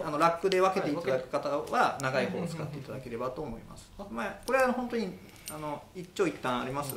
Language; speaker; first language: Japanese; native; Japanese